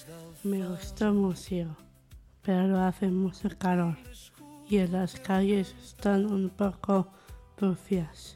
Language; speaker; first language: Spanish; non-native, learner; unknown